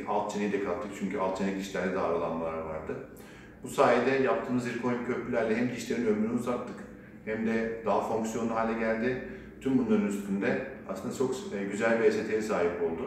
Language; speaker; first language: Turkish; native; Turkish